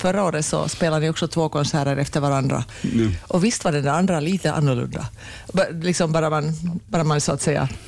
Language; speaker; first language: Swedish; native; Swedish